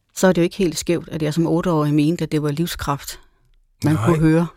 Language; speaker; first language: Danish; native; Danish